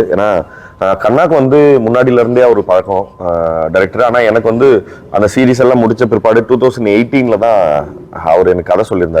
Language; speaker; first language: Tamil; native; Tamil